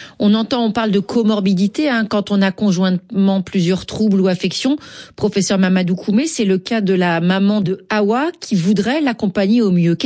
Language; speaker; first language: French; native; French